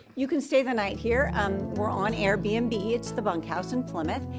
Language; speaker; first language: English; native; English